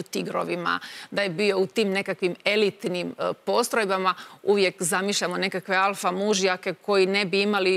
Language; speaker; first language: Croatian; native; Croatian